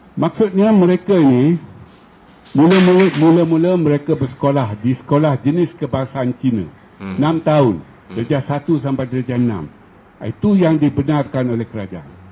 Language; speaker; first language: Malay; non-native, local second language; Chinese